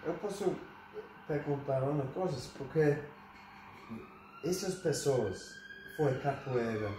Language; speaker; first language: Portuguese; non-native, learner; English